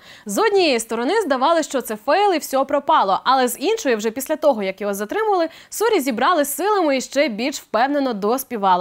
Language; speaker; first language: Ukrainian; native; Ukrainian